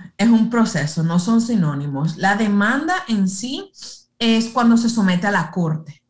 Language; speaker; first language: Spanish; early bilingual, heritage; Spanish